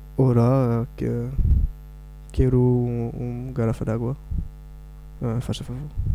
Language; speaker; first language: Portuguese; non-native, learner; French